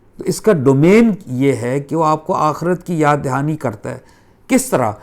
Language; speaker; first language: Urdu; native; Urdu